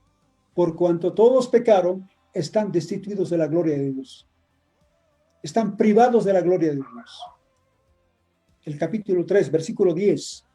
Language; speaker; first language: Spanish; native; Spanish